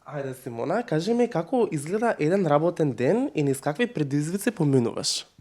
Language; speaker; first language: Macedonian; native; Macedonian